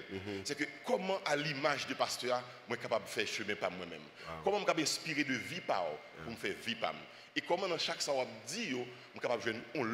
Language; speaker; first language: French; non-native, local second language; Haitian Creole